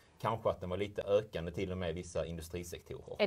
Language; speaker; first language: Swedish; native; Swedish